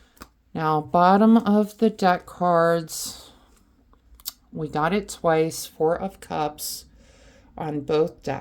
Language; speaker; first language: English; native; English